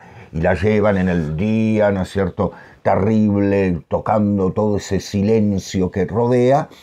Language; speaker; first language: Spanish; native; Spanish